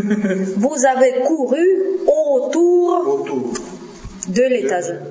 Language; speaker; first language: French; non-native, fluent; Russian